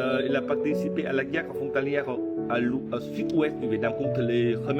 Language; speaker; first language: French; non-native, fluent; Vietnamese